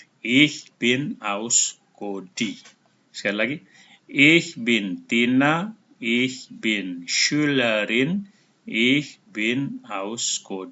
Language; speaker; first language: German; non-native, fluent; Indonesian